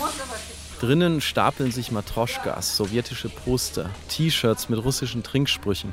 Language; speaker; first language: German; native; German